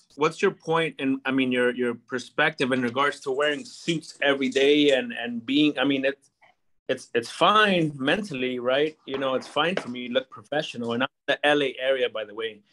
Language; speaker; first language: English; native; English